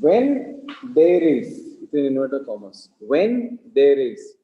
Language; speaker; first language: English; non-native, local second language; Malayalam